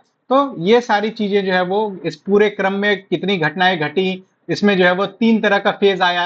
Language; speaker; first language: Hindi; native; Hindi